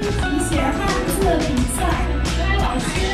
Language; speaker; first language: Chinese; non-native, fluent; Indonesian